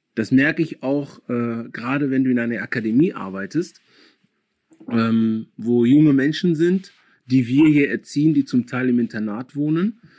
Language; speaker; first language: German; early bilingual, other home language; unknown